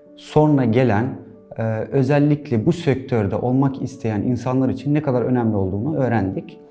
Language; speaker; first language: Turkish; non-native, fluent; Arabic